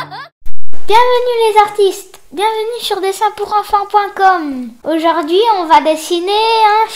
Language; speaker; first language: French; native; French